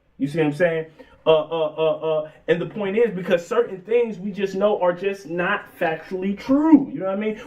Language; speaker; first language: English; native; English